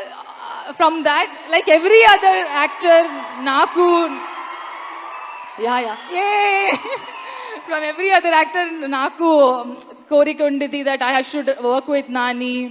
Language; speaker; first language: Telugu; non-native, local second language; Kannada